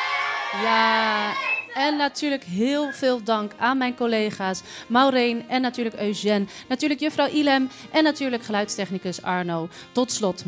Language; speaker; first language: Dutch; native; Dutch